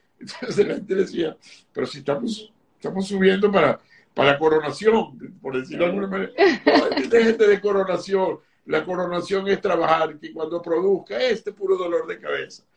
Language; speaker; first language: Spanish; native; Spanish